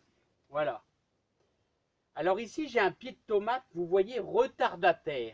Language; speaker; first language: French; native; French